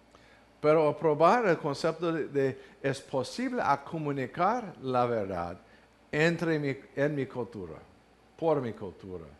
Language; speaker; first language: Spanish; non-native, learner; English